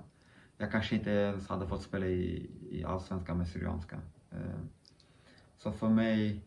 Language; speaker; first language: Swedish; early bilingual, other home language; Kurdish